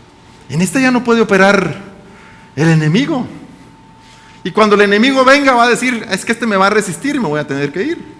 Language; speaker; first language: Spanish; native; Spanish